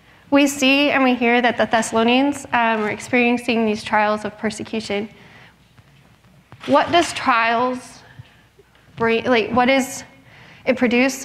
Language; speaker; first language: English; native; English